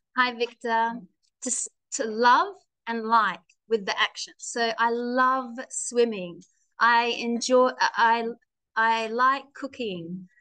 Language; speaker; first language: English; native; English